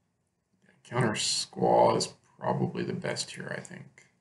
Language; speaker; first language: English; native; English